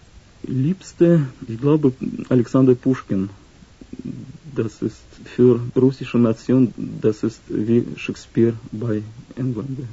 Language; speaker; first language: German; non-native, learner; Russian